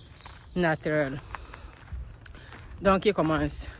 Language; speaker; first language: French; non-native, learner; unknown